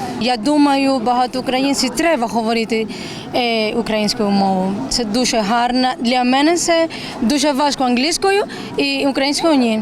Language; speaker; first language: Ukrainian; non-native, learner; Spanish